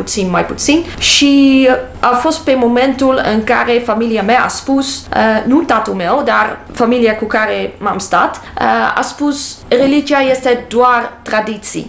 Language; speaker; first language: Romanian; non-native, learner; English